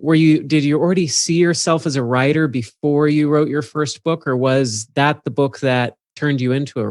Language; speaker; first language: English; native; English